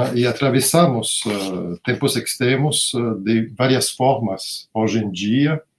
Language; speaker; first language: Portuguese; non-native, fluent; French